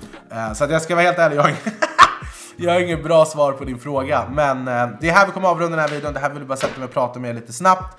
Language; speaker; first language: Swedish; native; Swedish